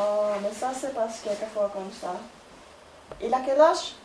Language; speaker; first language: French; non-native, learner; Finnish